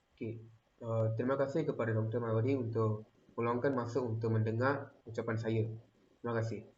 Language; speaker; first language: Malay; non-native, local second language; Tamil